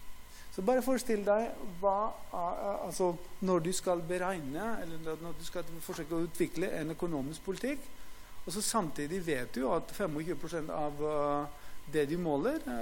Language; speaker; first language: Norwegian; non-native, fluent; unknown